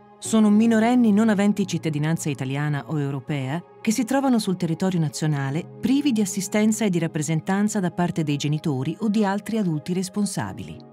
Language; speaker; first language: Italian; native; Italian